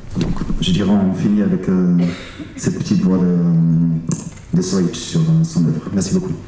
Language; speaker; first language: French; non-native, fluent; German